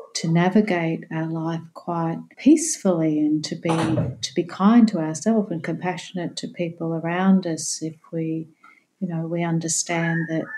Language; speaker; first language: English; native; English